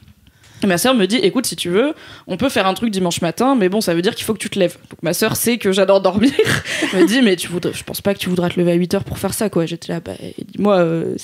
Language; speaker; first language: French; native; French